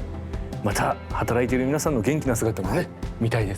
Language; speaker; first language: Japanese; native; Japanese